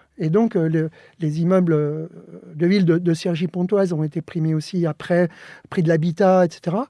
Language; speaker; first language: French; early bilingual, other home language; Spanish